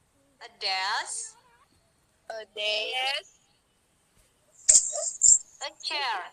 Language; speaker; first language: English; non-native, learner; Indonesian